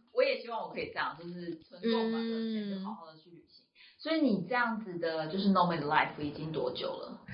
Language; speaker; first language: Chinese; native; Chinese